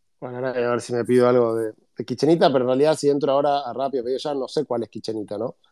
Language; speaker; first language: Spanish; native; Spanish